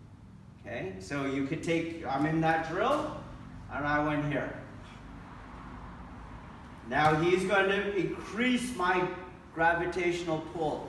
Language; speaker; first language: English; native; English